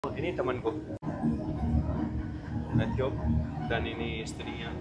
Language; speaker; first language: Indonesian; non-native, fluent; Urdu